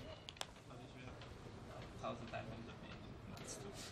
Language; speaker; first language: German; native; German